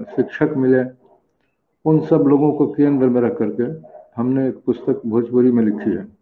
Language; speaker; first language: Hindi; native; Hindi